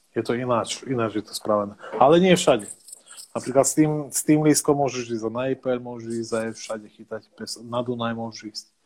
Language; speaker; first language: Slovak; native; Slovak